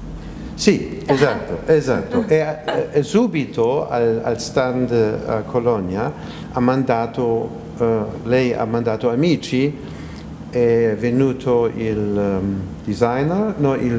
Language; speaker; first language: Italian; non-native, fluent; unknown